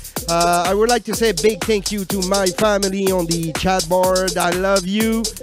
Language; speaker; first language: English; non-native, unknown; French